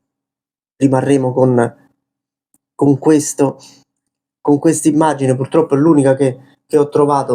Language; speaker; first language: Italian; native; Italian